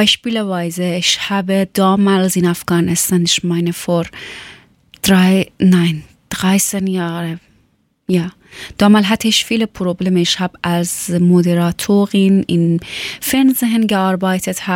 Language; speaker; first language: German; non-native, learner; Persian